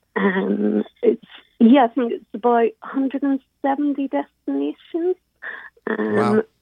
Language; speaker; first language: English; native; English